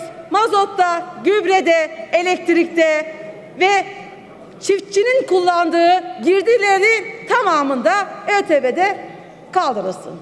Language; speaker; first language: Turkish; native; Turkish